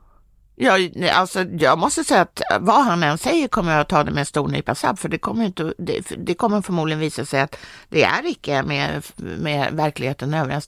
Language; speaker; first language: Swedish; native; Swedish